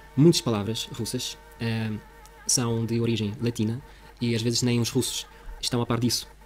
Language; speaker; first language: Portuguese; non-native, fluent; Russian